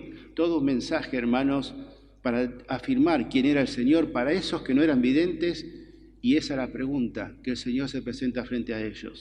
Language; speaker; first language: Spanish; native; Spanish